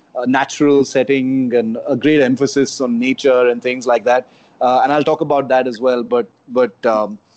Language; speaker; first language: English; non-native, local second language; Konkani